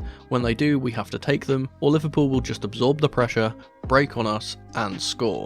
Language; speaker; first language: English; native; English